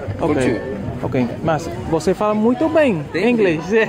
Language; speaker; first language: Portuguese; non-native, learner; English